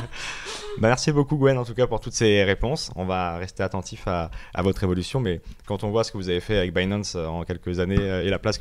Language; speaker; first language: French; native; French